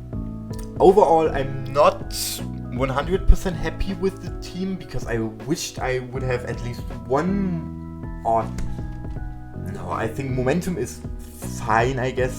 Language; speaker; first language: English; non-native, fluent; German